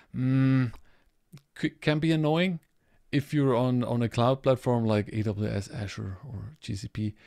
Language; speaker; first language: English; non-native, fluent; German